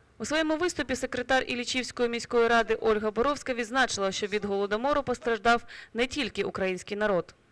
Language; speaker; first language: Ukrainian; native; Ukrainian